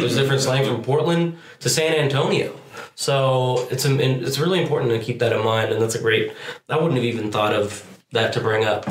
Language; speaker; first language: English; native; English